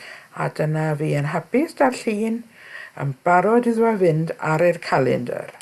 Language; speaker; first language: Welsh; native; Welsh